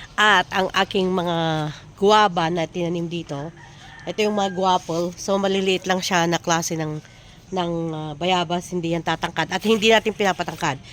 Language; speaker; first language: Filipino; non-native, local second language; Iloko